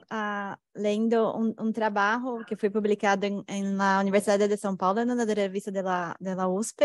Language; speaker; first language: Spanish; non-native, fluent; Portuguese